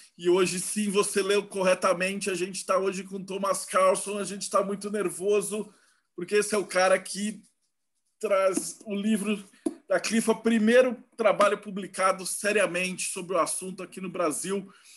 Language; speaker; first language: Portuguese; native; Portuguese